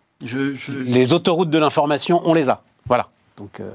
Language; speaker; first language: French; native; French